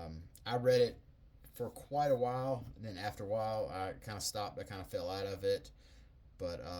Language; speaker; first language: English; native; English